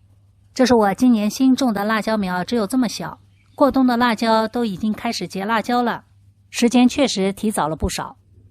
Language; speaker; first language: Chinese; native; Chinese